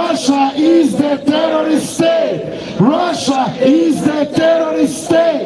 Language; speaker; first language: English; non-native, fluent; Ukrainian